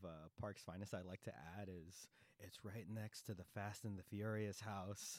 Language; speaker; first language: English; native; English